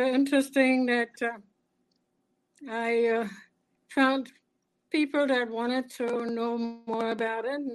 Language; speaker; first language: English; non-native, fluent; German